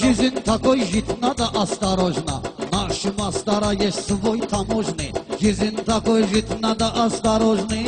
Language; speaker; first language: Russian; non-native, learner; Talysh